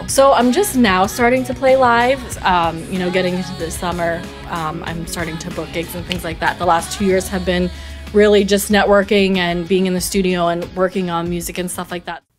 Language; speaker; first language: English; native; English